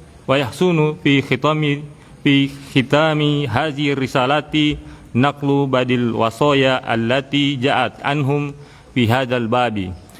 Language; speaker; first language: Arabic; non-native, fluent; Indonesian